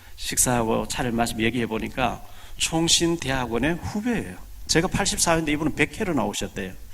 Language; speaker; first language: Korean; native; Korean